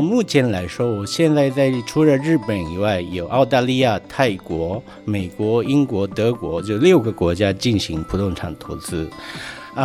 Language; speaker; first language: Chinese; non-native, fluent; Japanese